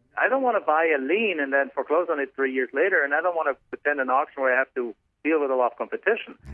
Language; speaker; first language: English; non-native, fluent; German